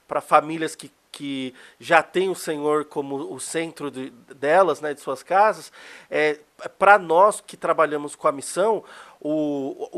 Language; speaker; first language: Portuguese; native; Portuguese